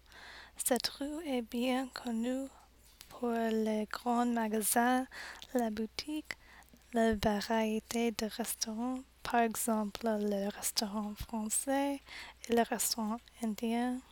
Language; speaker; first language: French; non-native, learner; English